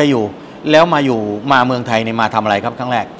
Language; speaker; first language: Thai; native; Thai